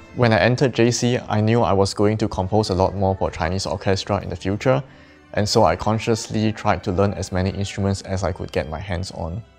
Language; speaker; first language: English; non-native, local second language; Chinese